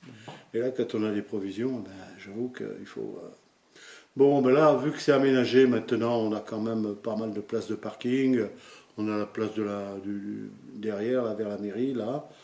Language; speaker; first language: French; native; French